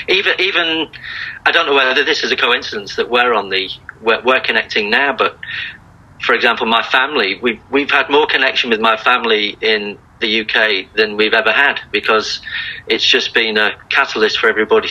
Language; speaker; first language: English; native; English